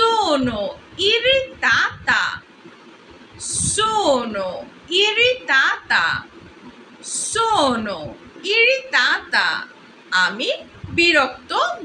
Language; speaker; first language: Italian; non-native, learner; Bangla